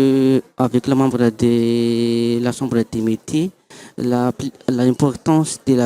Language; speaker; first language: French; non-native, local second language; Malagasy